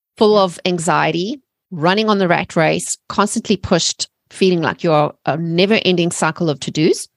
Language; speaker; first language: English; native; English